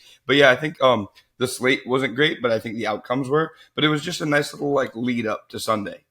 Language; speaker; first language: English; native; English